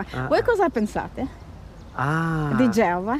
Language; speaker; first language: Italian; non-native, learner; Ukrainian